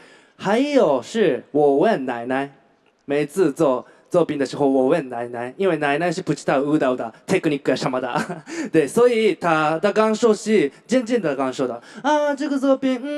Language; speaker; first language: Chinese; non-native, learner; Japanese